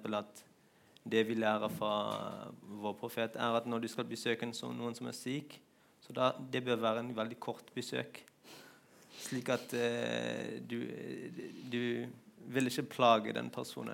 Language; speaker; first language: Norwegian; non-native, fluent; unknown